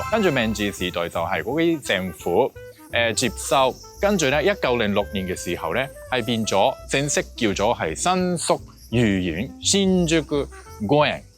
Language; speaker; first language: Cantonese; non-native, fluent; Japanese